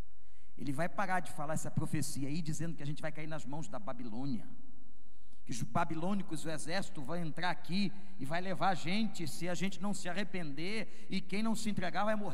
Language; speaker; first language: Portuguese; native; Portuguese